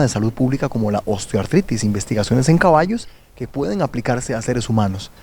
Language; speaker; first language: Spanish; native; Spanish